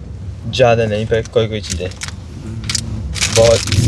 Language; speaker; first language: Hindi; early bilingual, other home language; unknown